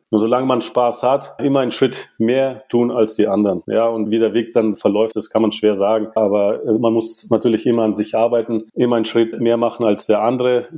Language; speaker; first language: German; early bilingual, other home language; Russian